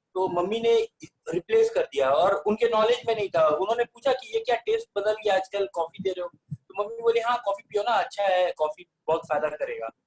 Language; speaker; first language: Hindi; native; Hindi